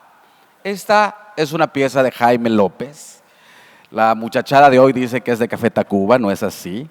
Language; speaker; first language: Spanish; native; Spanish